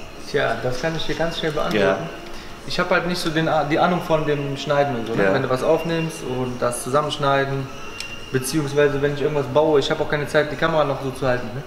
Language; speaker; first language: German; native; German